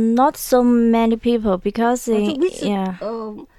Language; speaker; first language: English; non-native, learner; Chinese